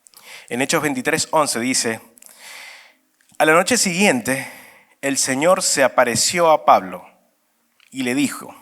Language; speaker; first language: Spanish; native; Spanish